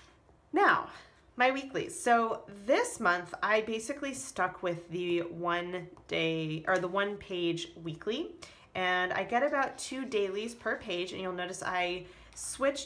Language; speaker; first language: English; native; English